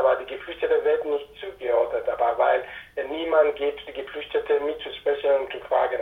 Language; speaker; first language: German; non-native, fluent; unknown